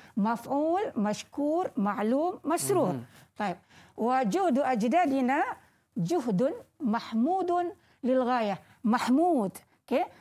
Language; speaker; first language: Arabic; non-native, fluent; Malay